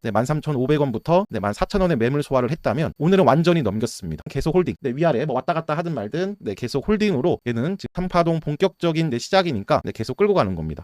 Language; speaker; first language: Korean; native; Korean